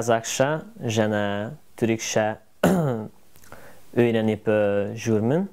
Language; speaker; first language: Kazakh; non-native, learner; Hungarian